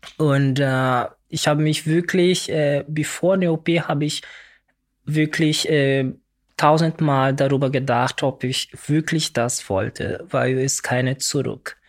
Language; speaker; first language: German; non-native, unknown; Portuguese